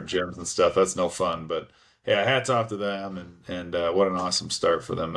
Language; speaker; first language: English; native; English